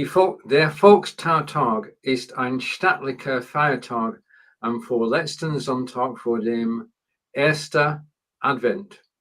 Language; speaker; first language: German; non-native, learner; English